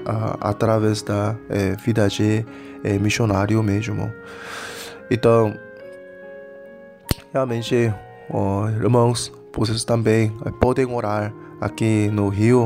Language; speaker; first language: Portuguese; non-native, fluent; Korean